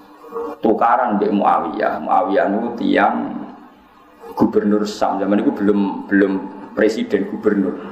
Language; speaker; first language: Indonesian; non-native, local second language; Javanese